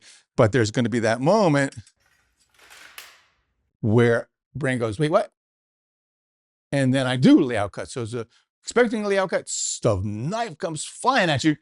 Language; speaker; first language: English; native; English